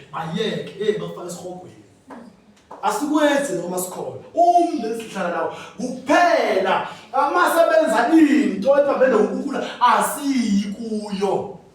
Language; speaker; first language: Zulu; native; Zulu